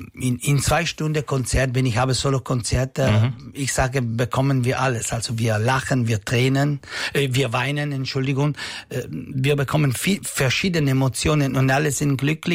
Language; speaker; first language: German; non-native, learner; Italian